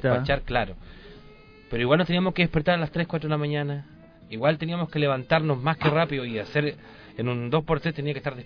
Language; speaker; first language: Spanish; native; Spanish